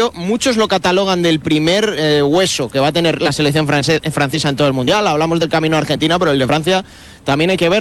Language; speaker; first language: Spanish; native; Spanish